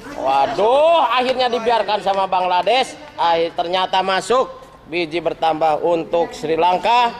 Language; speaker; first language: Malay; non-native, local second language; Javanese